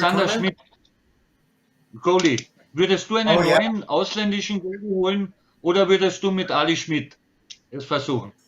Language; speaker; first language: German; native; German